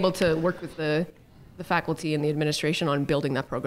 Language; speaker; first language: English; native; English